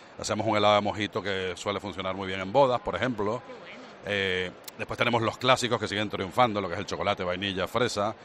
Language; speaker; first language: Spanish; native; Spanish